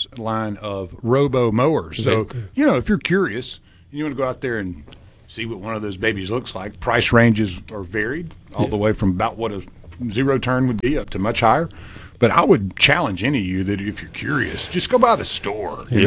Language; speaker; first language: English; native; English